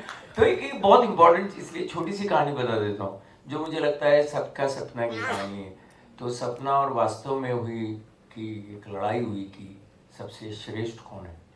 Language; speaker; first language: Hindi; native; Hindi